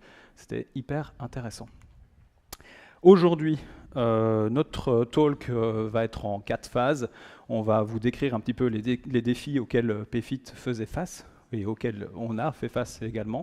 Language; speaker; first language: French; native; French